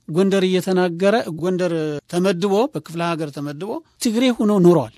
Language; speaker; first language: Amharic; non-native, local second language; Tigrinya